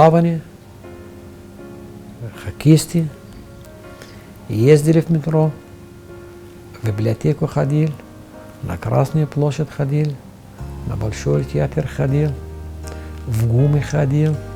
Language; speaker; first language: Russian; non-native, fluent; Arabic